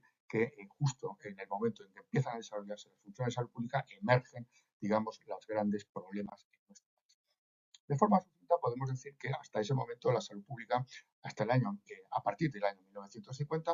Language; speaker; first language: Spanish; native; Spanish